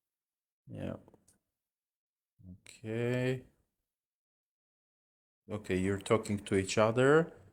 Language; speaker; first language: English; non-native, fluent; Armenian